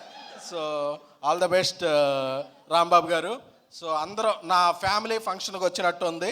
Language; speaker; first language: Telugu; native; Telugu